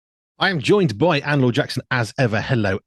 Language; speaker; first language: English; native; English